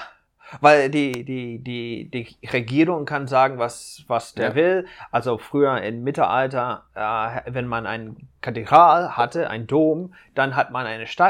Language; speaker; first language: German; non-native, fluent; English